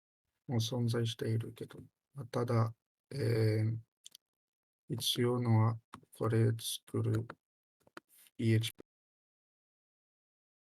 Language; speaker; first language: Japanese; non-native, learner; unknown